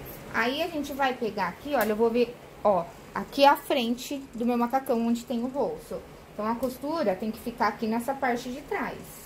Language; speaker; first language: Portuguese; native; Portuguese